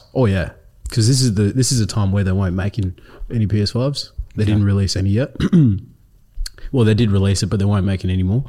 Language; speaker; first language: English; early bilingual, other home language; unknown